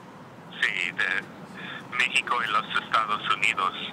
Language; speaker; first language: Spanish; non-native, learner; English